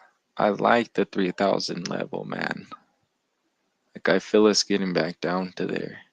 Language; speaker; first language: English; native; English